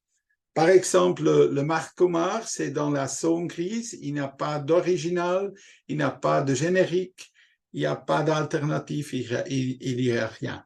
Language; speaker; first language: French; non-native, local second language; German